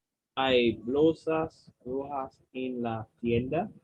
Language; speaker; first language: Spanish; non-native, learner; English